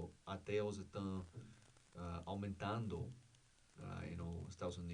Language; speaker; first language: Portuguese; non-native, learner; English